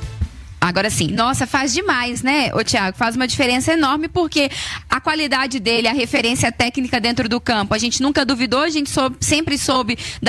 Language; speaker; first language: Portuguese; native; Portuguese